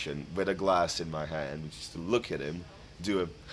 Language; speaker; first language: English; non-native, fluent; Croatian